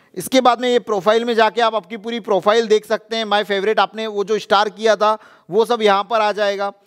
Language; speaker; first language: Hindi; non-native, local second language; Gujarati